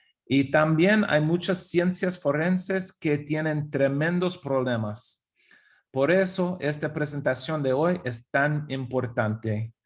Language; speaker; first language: Spanish; non-native, fluent; English